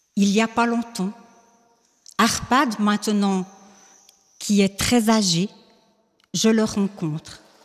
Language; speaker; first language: French; native; French